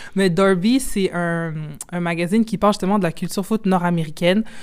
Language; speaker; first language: French; native; French